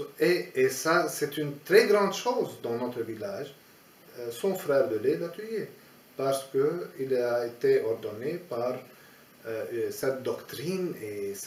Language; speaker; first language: French; non-native, fluent; Aramaic